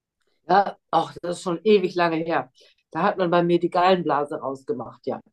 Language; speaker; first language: German; native; German